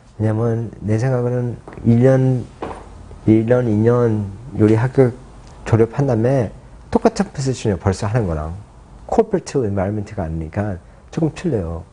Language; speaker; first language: Korean; early bilingual, heritage; Korean